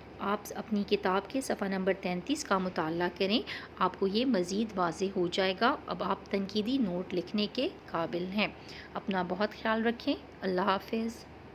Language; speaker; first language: Urdu; non-native, local second language; Pashto